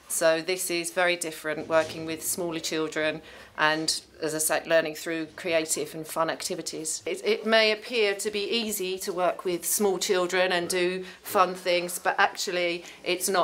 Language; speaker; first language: English; native; English